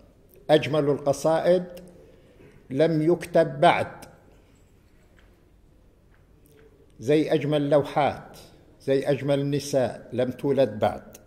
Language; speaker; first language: Arabic; native; Arabic